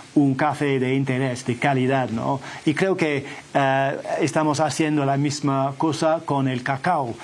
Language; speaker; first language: Spanish; non-native, fluent; English